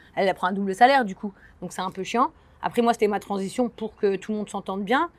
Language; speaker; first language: French; early bilingual, other home language; English